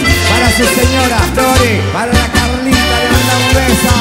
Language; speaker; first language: Spanish; native; Spanish